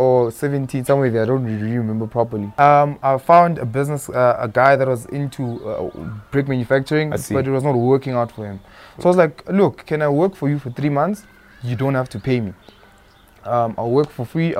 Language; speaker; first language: English; non-native, local second language; Tsonga